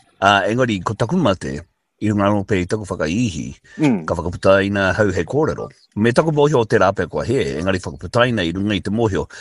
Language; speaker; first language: Māori; non-native, local second language; English